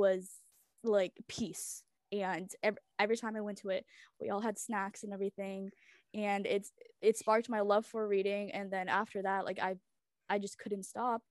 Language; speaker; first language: English; early bilingual, other home language; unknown